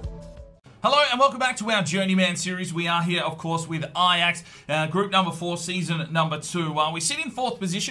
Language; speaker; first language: English; native; English